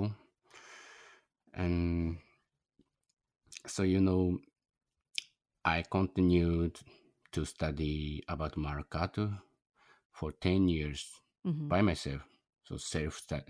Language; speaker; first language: English; non-native, learner; Japanese